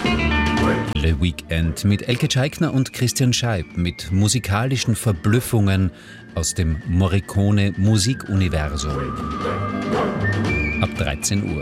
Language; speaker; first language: German; native; German